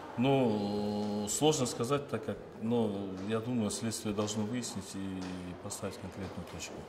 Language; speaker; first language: Russian; non-native, local second language; Kyrgyz